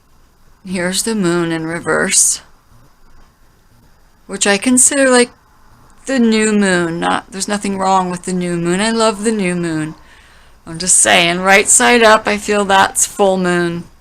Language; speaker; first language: English; native; English